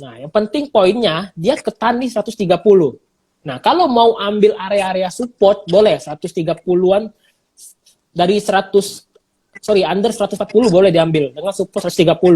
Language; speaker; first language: Indonesian; native; Indonesian